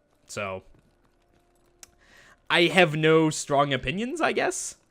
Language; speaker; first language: English; native; English